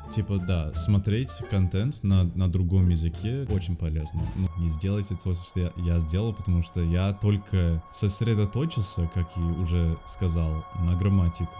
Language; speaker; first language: Russian; non-native, fluent; English